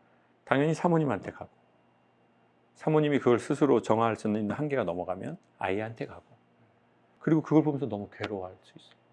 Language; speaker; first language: Korean; native; Korean